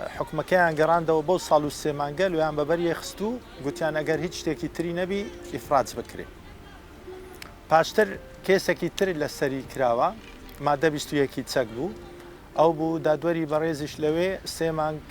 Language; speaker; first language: Central Kurdish; native; Central Kurdish